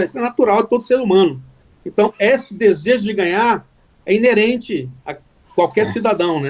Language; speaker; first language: Portuguese; native; Portuguese